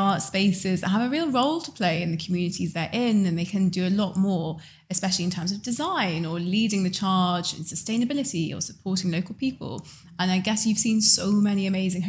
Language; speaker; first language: English; native; English